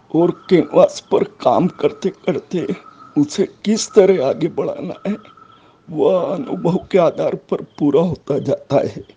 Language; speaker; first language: Hindi; native; Hindi